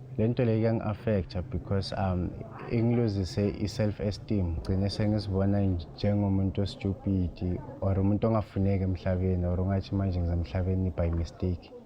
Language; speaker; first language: Zulu; native; Zulu